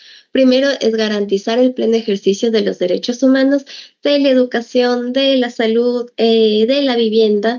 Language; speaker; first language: Spanish; native; Spanish